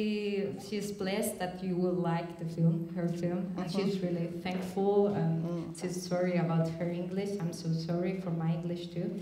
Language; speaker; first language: English; non-native, learner; Spanish